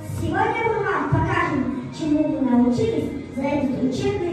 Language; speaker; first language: Russian; non-native, learner; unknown